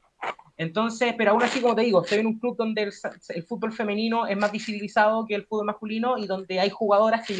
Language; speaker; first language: Spanish; native; Spanish